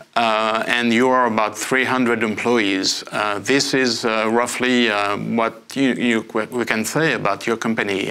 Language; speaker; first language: English; non-native, fluent; French